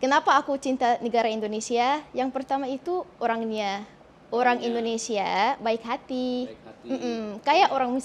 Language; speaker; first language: Indonesian; non-native, fluent; Arabic